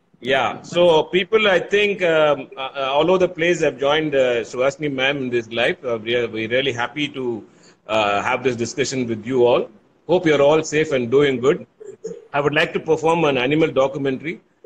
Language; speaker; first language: English; non-native, local second language; Tamil